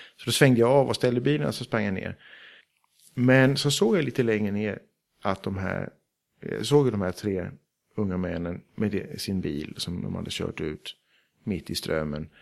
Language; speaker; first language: Swedish; early bilingual, heritage; Swedish